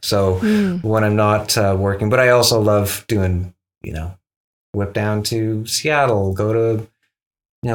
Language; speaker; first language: English; native; English